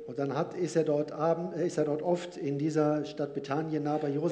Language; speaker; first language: German; native; German